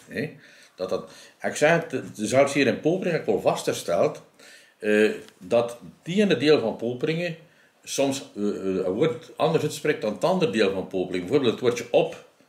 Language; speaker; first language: Dutch; native; Dutch